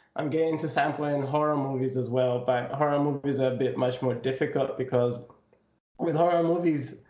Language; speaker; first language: English; non-native, local second language; Nyanja